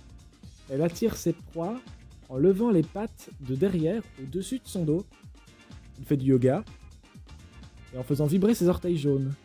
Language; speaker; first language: French; native; French